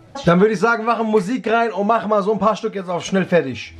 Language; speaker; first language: German; early bilingual, other home language; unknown